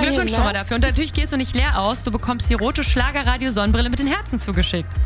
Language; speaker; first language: German; native; German